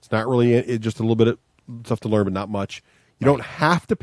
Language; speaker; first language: English; native; English